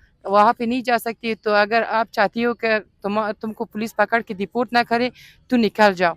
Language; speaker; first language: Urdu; non-native, fluent; Persian